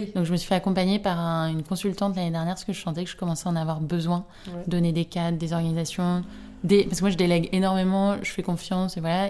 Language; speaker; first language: French; native; French